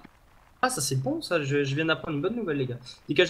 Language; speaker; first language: French; native; French